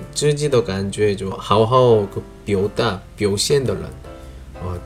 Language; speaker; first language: Chinese; non-native, learner; Korean